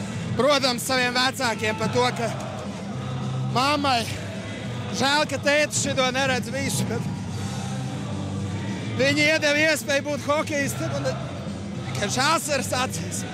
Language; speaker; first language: Latvian; non-native, local second language; Russian